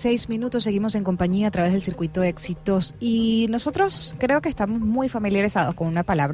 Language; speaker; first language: Spanish; native; Spanish